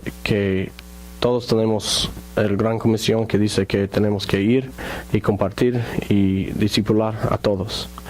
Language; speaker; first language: Spanish; non-native, fluent; English